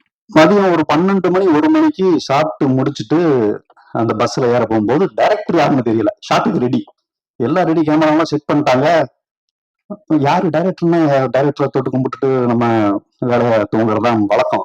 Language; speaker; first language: Tamil; native; Tamil